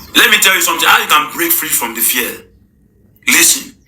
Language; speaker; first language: English; non-native, local second language; Yoruba